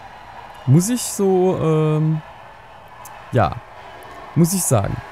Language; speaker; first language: German; native; German